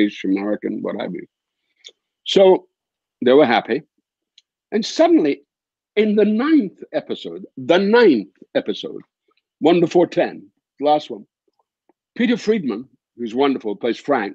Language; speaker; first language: English; native; English